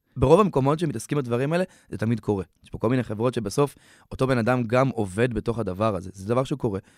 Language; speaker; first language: Hebrew; native; Hebrew